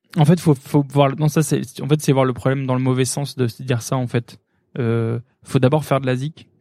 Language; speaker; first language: French; native; French